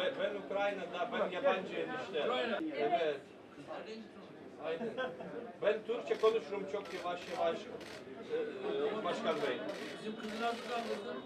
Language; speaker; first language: Turkish; non-native, learner; Ukrainian